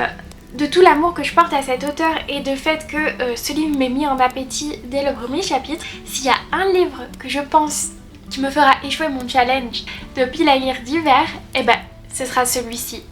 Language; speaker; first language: French; native; French